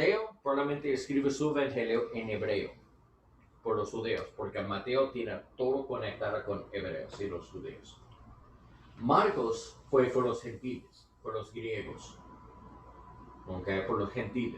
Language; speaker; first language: Spanish; non-native, learner; English